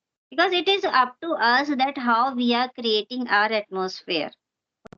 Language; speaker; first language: English; non-native, local second language; Hindi